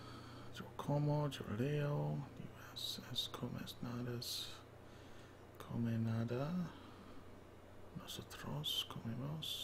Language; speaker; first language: Spanish; non-native, learner; English